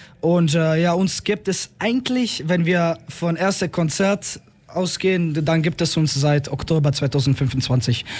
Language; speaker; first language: German; early bilingual, other home language; Croatian